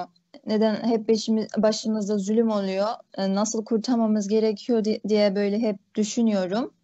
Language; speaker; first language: Turkish; early bilingual, other home language; Uyghur